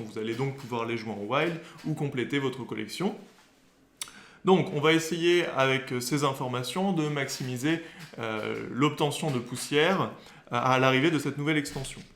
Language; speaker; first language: French; native; French